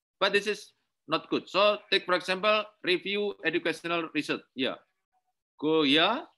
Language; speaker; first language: English; non-native, learner; Indonesian